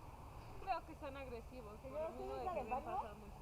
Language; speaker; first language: Spanish; native; Spanish